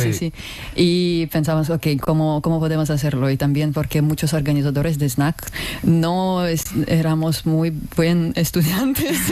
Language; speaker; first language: Spanish; non-native, learner; Russian